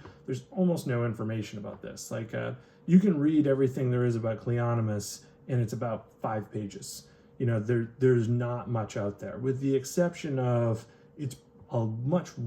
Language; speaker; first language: English; native; English